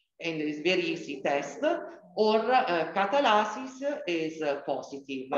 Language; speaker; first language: English; non-native, learner; Italian